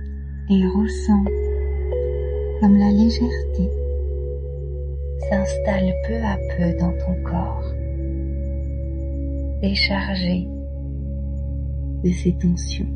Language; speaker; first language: French; native; French